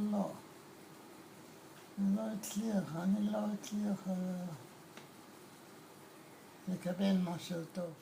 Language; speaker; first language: Hebrew; non-native, learner; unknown